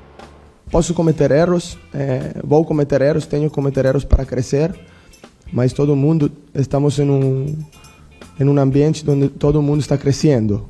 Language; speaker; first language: Portuguese; non-native, learner; Italian